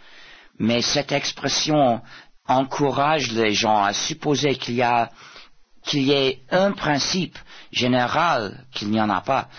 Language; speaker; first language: French; non-native, fluent; English